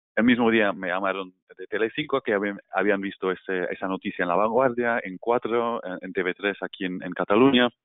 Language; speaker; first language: Spanish; non-native, fluent; Dutch